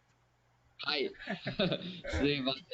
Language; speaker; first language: Japanese; non-native, learner; English